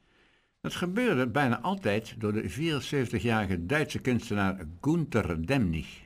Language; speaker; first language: Dutch; native; Dutch